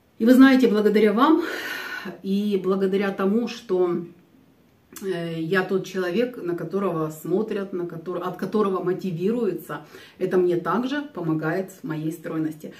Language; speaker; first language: Russian; native; Russian